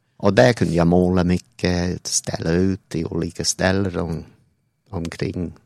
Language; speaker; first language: Swedish; non-native, fluent; English